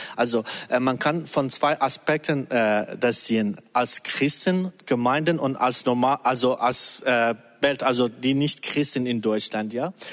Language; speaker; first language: German; non-native, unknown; Persian